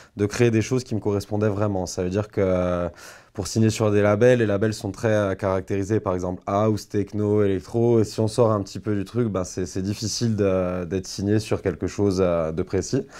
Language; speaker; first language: French; native; French